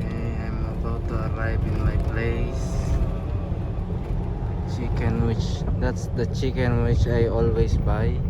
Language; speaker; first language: English; non-native, learner; Filipino